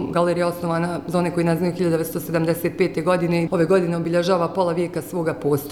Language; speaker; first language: Croatian; native; Croatian